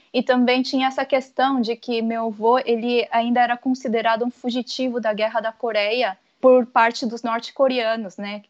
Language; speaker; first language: Portuguese; early bilingual, other home language; Korean